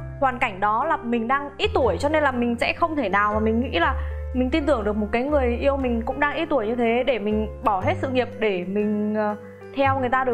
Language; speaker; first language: Vietnamese; native; Vietnamese